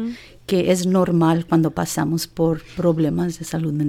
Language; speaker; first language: Spanish; early bilingual, heritage; Spanish